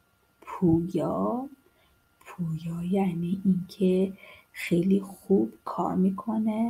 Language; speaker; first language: Persian; native; Persian